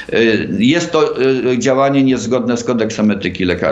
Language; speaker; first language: Polish; native; Polish